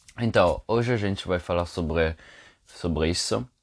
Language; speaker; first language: Portuguese; non-native, fluent; Italian